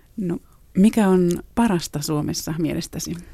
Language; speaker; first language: Finnish; native; Finnish